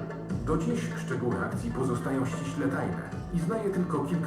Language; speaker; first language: Polish; native; Polish